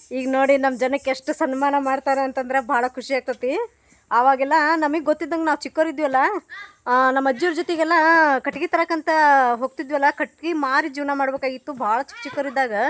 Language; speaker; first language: Kannada; non-native, local second language; Lambadi